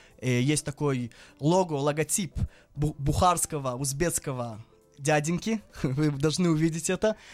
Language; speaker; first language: Russian; early bilingual, heritage; Russian